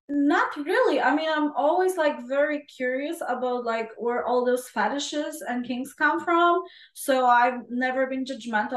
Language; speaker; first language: English; non-native, fluent; Italian